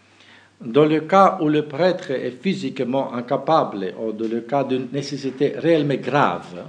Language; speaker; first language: French; non-native, fluent; German